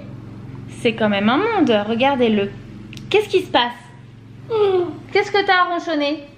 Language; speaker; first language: French; native; French